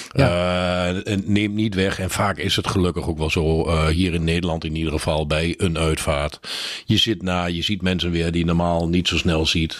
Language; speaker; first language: Dutch; native; Dutch